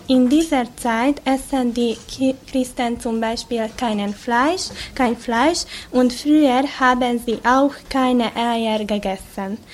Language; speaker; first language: German; non-native, learner; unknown